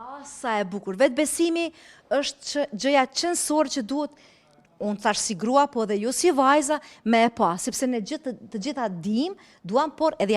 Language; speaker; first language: Albanian; native; Albanian